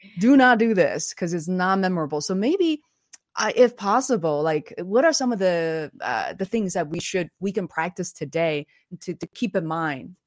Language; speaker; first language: English; non-native, fluent; Chinese